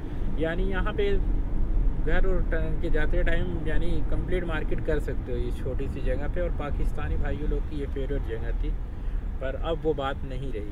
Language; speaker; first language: Hindi; native; Hindi